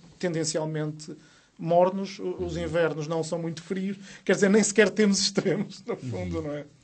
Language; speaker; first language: Portuguese; native; Portuguese